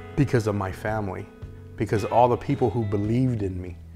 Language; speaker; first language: English; native; English